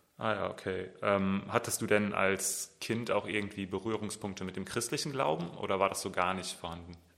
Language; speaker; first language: German; native; German